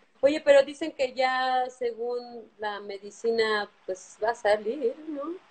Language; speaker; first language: Spanish; native; Spanish